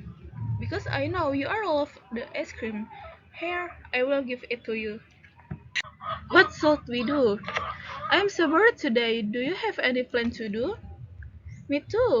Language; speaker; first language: English; non-native, learner; Indonesian